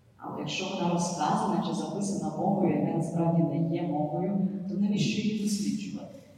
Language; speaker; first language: Ukrainian; native; Ukrainian